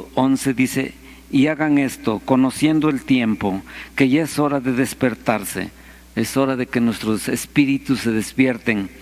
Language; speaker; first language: Spanish; native; Spanish